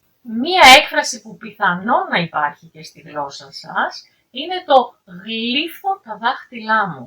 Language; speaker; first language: Greek; native; Greek